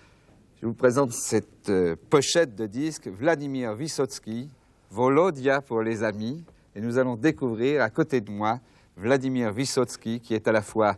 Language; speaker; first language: French; native; French